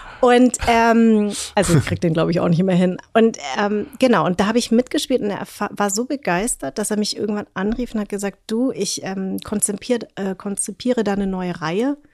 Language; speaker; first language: German; early bilingual, other home language; Vietnamese